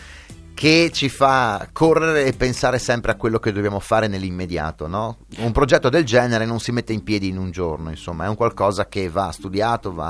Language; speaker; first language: Italian; native; Italian